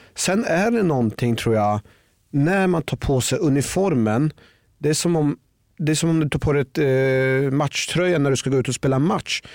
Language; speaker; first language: Swedish; early bilingual, other home language; Persian